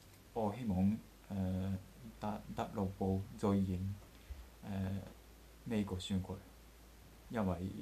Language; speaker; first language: Chinese; non-native, learner; Japanese